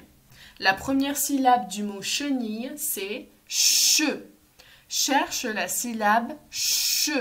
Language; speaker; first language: French; native; French